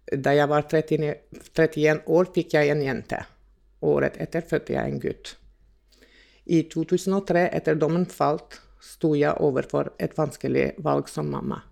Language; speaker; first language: Norwegian; non-native, fluent; Albanian